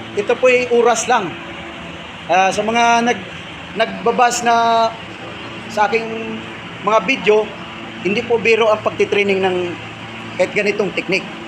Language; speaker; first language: Filipino; non-native, local second language; Cebuano